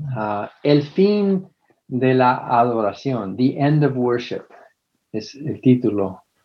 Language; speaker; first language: Spanish; non-native, fluent; English